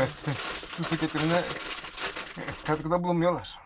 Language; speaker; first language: Turkish; native; Turkish